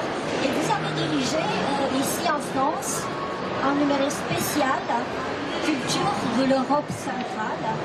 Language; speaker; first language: French; non-native, fluent; Romanian